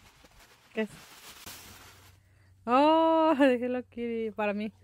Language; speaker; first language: Spanish; native; Spanish